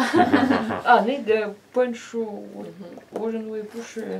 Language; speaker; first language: Chinese; non-native, learner; Russian